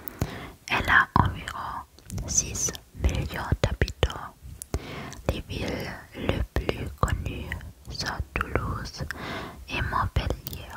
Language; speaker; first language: French; non-native, learner; German